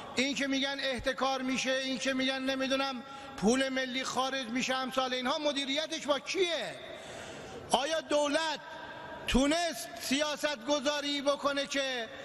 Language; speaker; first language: Persian; native; Persian